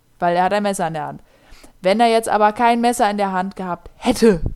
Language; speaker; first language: German; native; German